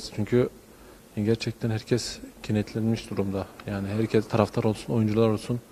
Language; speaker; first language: Turkish; early bilingual, heritage; Turkish